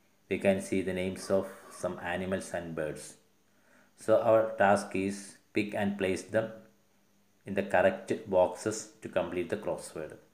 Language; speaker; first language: English; non-native, local second language; Malayalam